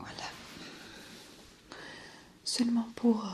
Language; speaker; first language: French; non-native, fluent; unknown